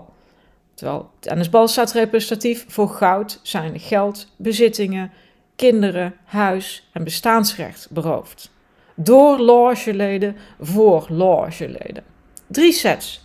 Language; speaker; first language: Dutch; native; Dutch